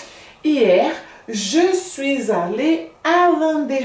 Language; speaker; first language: French; non-native, fluent; Portuguese